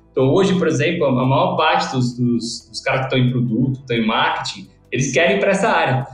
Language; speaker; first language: Portuguese; early bilingual, other home language; English